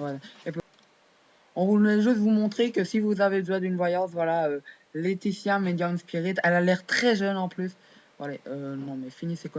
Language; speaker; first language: French; native; French